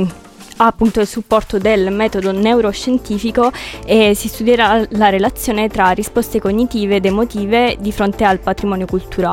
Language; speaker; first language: Italian; native; Italian